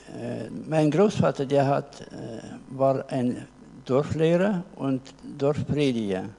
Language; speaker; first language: German; early bilingual, heritage; German